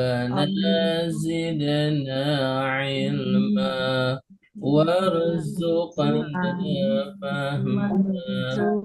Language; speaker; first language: Arabic; non-native, fluent; Indonesian